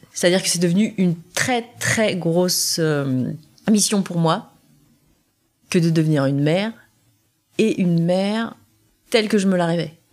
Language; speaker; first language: French; native; French